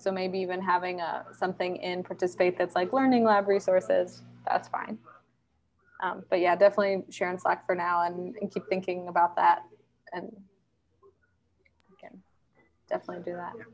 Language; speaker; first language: English; native; English